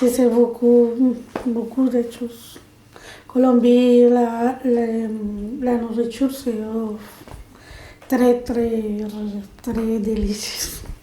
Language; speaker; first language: French; non-native, learner; Spanish